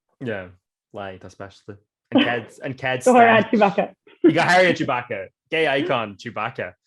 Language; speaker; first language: Irish; non-native, local second language; English